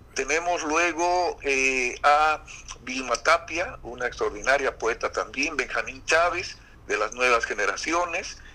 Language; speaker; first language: Spanish; native; Spanish